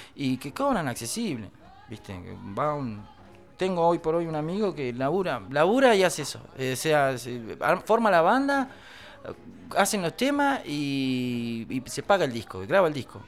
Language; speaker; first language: Spanish; native; Spanish